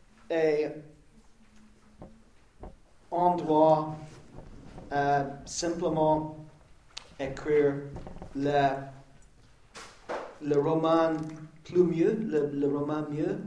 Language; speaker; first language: French; non-native, learner; English